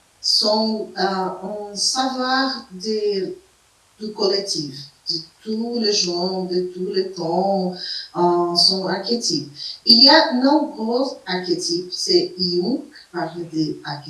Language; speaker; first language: French; non-native, fluent; Portuguese